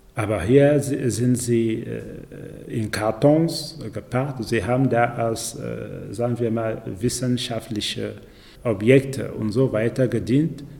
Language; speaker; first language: German; non-native, fluent; French